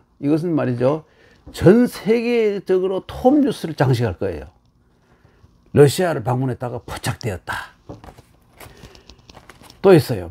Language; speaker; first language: Korean; native; Korean